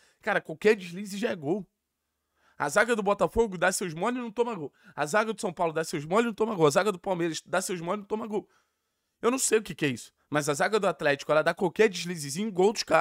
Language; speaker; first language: Portuguese; native; Portuguese